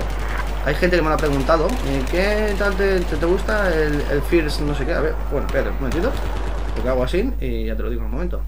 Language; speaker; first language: Spanish; native; Spanish